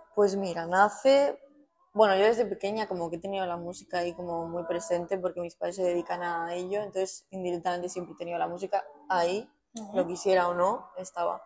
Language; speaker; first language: Spanish; native; Spanish